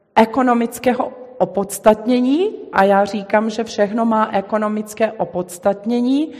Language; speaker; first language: Czech; non-native, fluent; Serbian